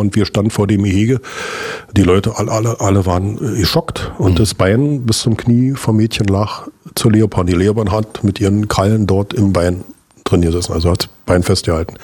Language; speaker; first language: German; native; German